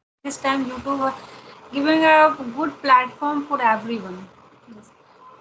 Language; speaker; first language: English; non-native, learner; Hindi